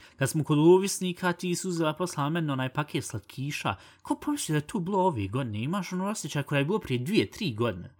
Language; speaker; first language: Bosnian; early bilingual, heritage; Bosnian